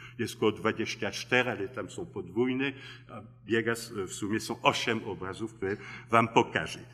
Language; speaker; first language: Polish; early bilingual, heritage; Polish